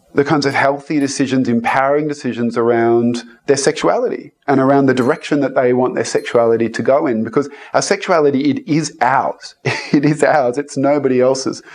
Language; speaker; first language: English; native; English